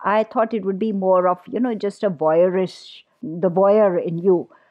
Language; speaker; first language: English; non-native, local second language; Punjabi